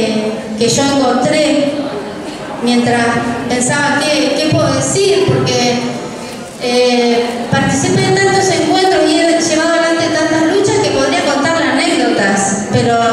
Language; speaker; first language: Spanish; native; Spanish